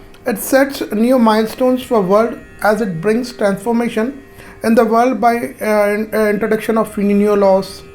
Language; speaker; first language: English; non-native, local second language; Hindi